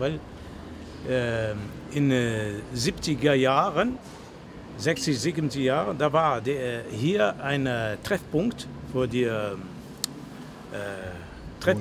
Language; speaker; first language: German; non-native, learner; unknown